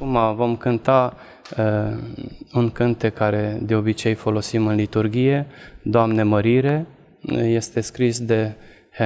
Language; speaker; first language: Romanian; non-native, local second language; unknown